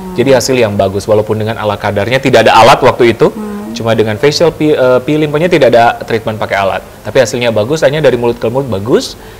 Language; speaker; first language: Indonesian; native; Indonesian